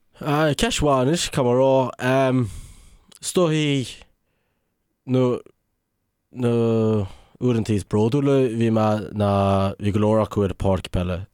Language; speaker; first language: Irish; native; Irish